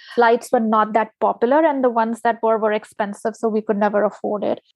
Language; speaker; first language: English; non-native, local second language; Hindi